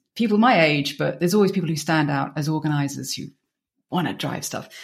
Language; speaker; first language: English; native; English